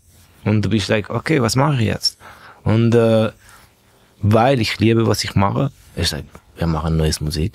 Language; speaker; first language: German; non-native, fluent; Estonian